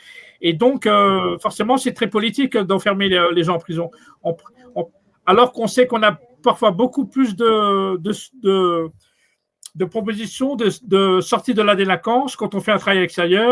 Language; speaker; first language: French; native; French